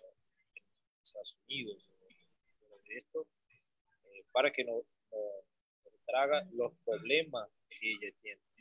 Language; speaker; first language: Spanish; non-native, learner; Portuguese